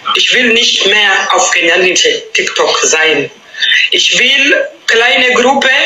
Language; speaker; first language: German; non-native, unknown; Swahili